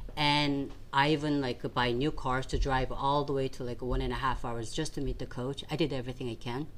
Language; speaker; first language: English; non-native, fluent; Korean